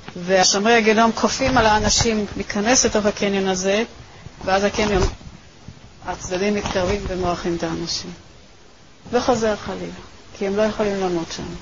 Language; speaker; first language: Hebrew; native; Hebrew